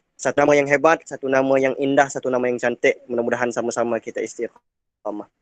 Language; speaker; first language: Malay; non-native, local second language; Iban